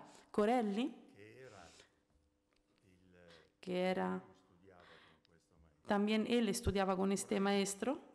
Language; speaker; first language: Spanish; non-native, fluent; Italian